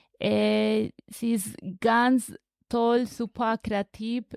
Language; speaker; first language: German; non-native, learner; Spanish